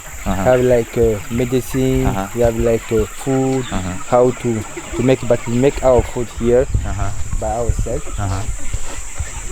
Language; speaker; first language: English; non-native, learner; Sango